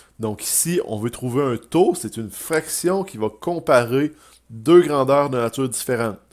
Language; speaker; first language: French; native; French